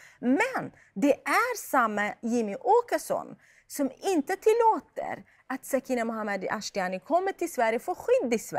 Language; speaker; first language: Swedish; non-native, fluent; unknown